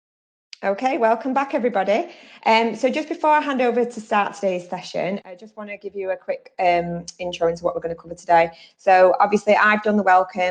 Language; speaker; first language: English; native; English